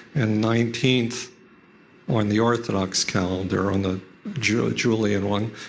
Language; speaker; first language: English; early bilingual, other home language; Ukrainian